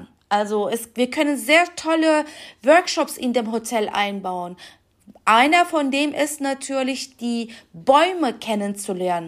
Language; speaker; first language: German; non-native, fluent; Turkish